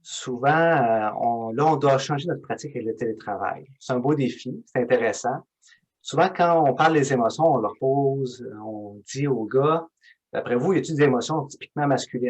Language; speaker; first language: French; native; French